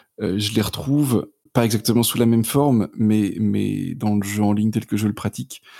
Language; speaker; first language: French; native; French